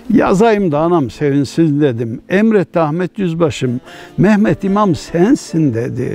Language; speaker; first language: Turkish; native; Turkish